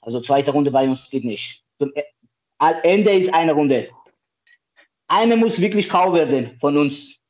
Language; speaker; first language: German; non-native, learner; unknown